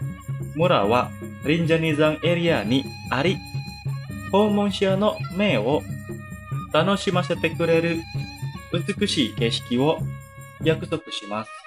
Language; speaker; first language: Japanese; non-native, fluent; Indonesian